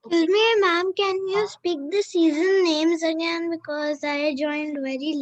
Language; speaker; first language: English; non-native, local second language; Hindi